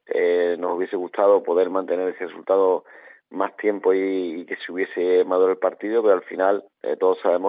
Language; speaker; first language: Spanish; native; Spanish